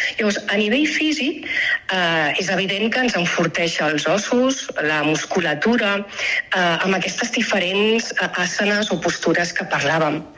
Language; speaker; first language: Catalan; native; Catalan